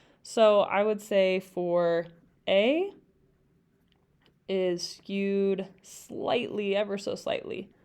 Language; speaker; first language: English; native; English